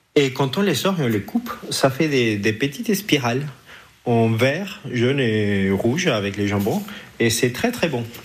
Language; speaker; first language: French; non-native, fluent; Spanish